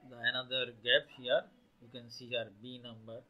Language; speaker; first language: English; non-native, local second language; Bangla